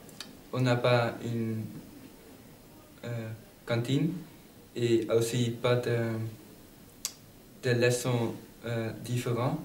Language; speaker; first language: French; non-native, learner; Dutch